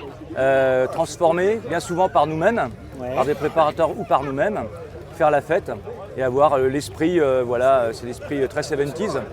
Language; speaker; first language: French; native; French